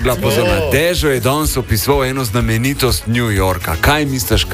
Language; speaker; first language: Slovenian; native; Slovenian